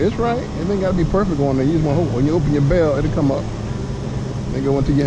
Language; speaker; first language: English; native; English